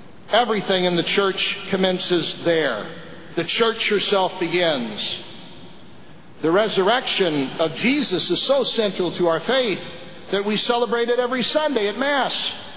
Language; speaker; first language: English; native; English